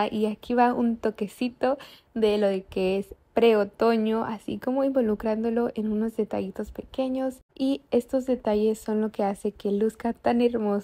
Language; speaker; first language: Spanish; native; Spanish